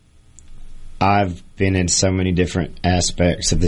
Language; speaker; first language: English; native; English